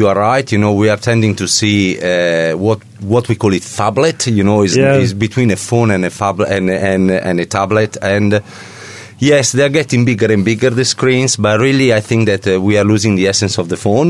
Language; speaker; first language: English; non-native, fluent; Italian